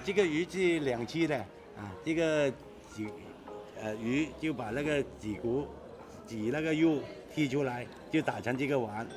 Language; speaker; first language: Chinese; native; Chinese